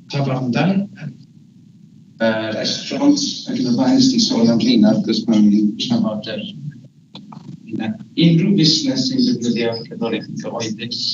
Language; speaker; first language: Welsh; native; Welsh